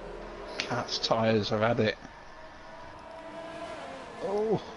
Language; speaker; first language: English; native; English